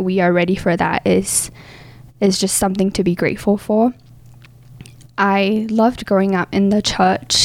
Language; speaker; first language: English; native; English